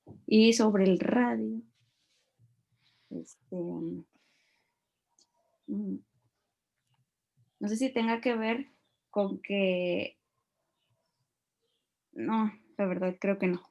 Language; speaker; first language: Spanish; native; Spanish